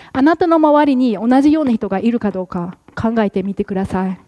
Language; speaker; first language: Japanese; non-native, fluent; English